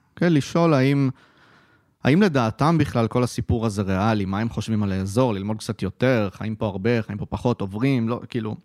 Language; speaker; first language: Hebrew; native; Hebrew